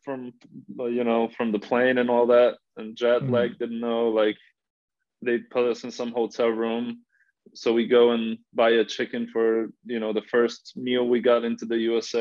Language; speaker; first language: English; non-native, fluent; Slovenian